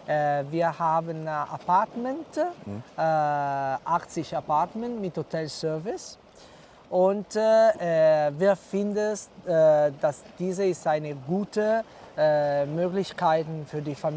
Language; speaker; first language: German; non-native, learner; Italian